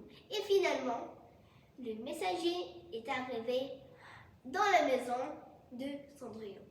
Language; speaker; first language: French; non-native, learner; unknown